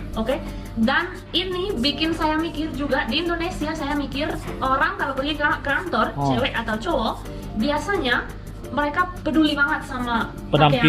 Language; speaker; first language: Indonesian; non-native, fluent; Spanish